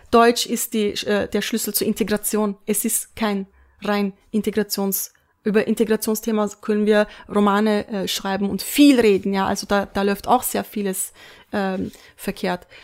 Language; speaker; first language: German; early bilingual, other home language; Turkish